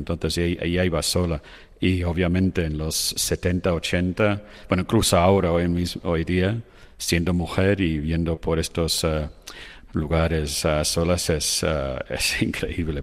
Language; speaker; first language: Spanish; non-native, fluent; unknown